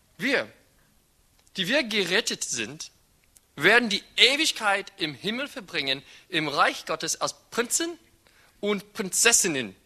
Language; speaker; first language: German; non-native, fluent; English